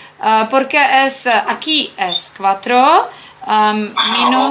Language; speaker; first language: Spanish; non-native, learner; Czech